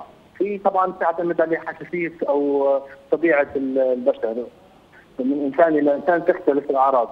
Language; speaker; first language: Arabic; native; Arabic